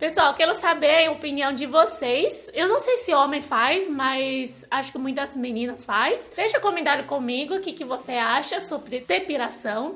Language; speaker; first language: Portuguese; non-native, fluent; Chinese